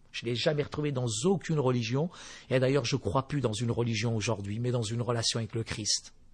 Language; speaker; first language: French; early bilingual, other home language; Berber languages